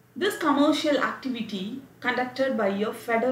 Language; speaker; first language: English; non-native, local second language; Tamil